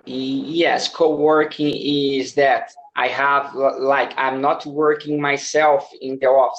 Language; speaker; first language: English; non-native, learner; Portuguese